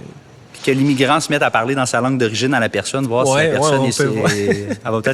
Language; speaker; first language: French; native; French